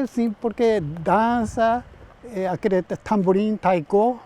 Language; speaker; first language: Portuguese; non-native, learner; Japanese